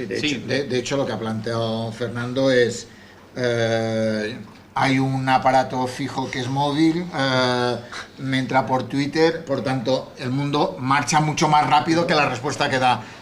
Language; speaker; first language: Spanish; native; Spanish